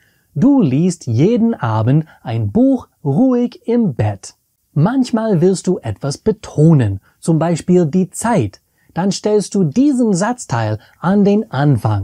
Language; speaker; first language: German; non-native, fluent; English